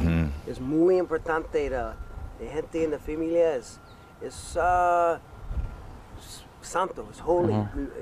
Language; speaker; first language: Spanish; non-native, learner; English